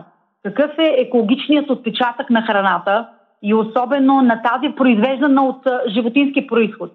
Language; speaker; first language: Bulgarian; native; Bulgarian